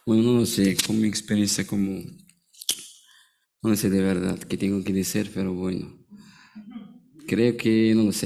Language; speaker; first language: Spanish; non-native, learner; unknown